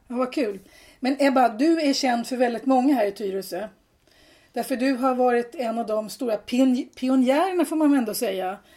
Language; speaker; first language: Swedish; native; Swedish